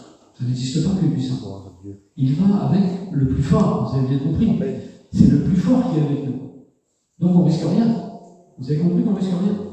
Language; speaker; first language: French; native; French